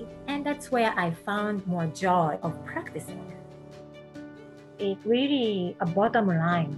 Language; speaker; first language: English; non-native, fluent; Japanese